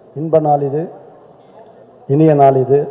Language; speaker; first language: Tamil; native; Tamil